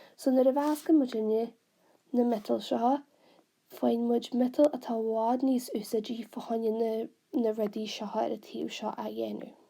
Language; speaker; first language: Irish; non-native, local second language; English